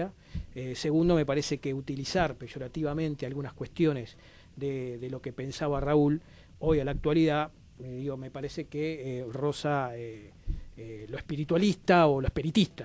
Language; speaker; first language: Spanish; native; Spanish